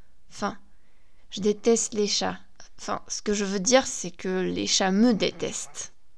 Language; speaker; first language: French; non-native, fluent; Polish